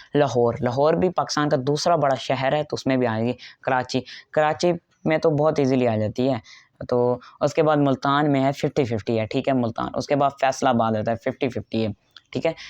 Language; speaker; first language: Urdu; native; Urdu